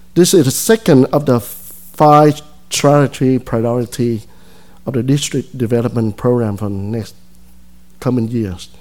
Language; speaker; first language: English; non-native, fluent; Vietnamese